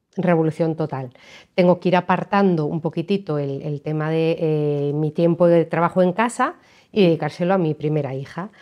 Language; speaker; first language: Spanish; native; Spanish